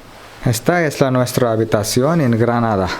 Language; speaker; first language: Spanish; non-native, learner; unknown